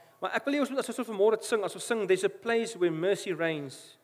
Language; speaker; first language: English; non-native, local second language; Afrikaans